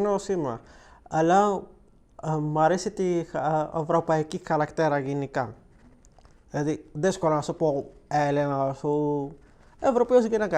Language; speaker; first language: Greek; non-native, learner; Arabic